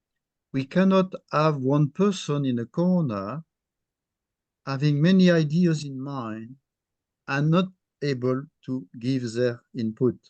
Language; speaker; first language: English; non-native, fluent; French